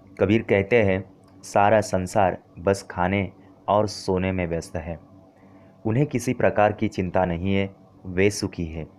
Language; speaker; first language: Hindi; non-native, local second language; Marathi